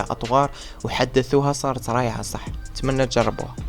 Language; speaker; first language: Arabic; native; Arabic